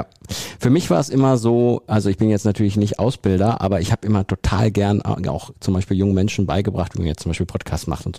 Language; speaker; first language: German; native; German